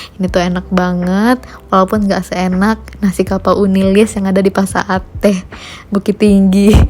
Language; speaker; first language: Indonesian; native; Indonesian